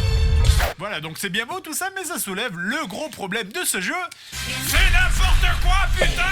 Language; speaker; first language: French; native; French